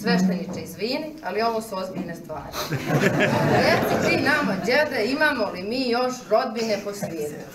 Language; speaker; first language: Croatian; native; Croatian